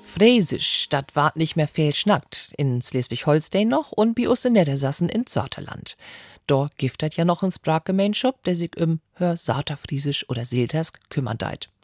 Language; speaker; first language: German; native; German